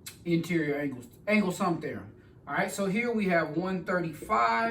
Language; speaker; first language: English; native; English